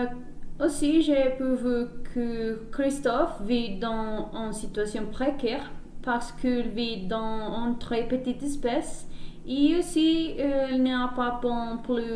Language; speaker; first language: French; non-native, learner; Spanish